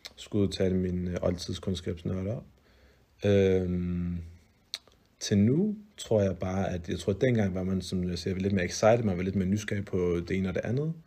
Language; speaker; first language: Danish; early bilingual, other home language; Arabic